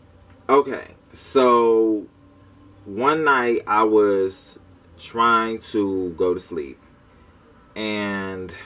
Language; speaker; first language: English; native; English